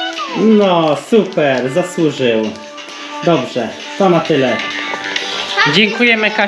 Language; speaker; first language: Polish; native; Polish